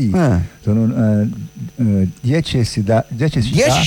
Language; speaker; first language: Italian; non-native, learner; Portuguese